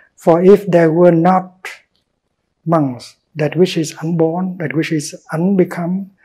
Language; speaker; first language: English; non-native, fluent; Vietnamese